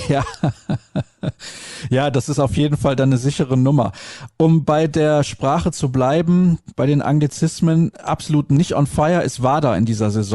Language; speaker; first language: German; native; German